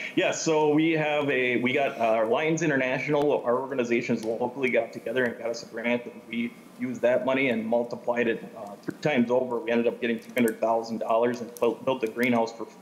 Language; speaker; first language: English; native; English